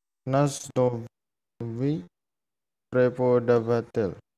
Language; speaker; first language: Russian; non-native, learner; Indonesian